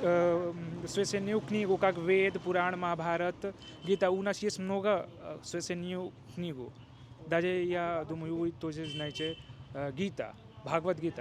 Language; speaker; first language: Russian; non-native, learner; Hindi